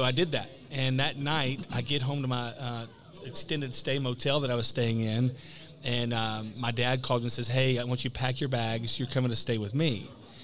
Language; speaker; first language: English; native; English